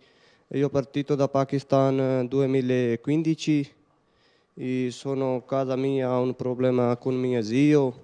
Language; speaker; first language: Italian; non-native, learner; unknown